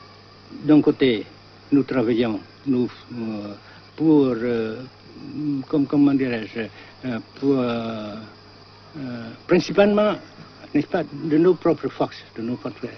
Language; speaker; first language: French; non-native, fluent; Vietnamese